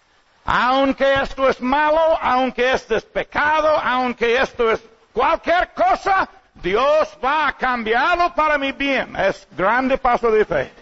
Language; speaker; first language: Spanish; non-native, learner; English